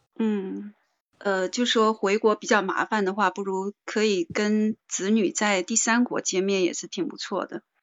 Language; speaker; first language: Chinese; native; Chinese